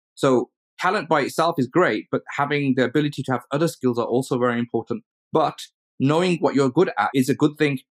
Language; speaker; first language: English; early bilingual, other home language; Urdu